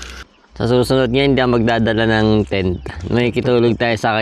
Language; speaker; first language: Filipino; native; Filipino